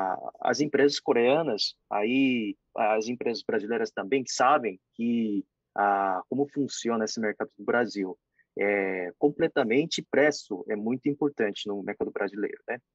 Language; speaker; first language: Portuguese; non-native, fluent; Korean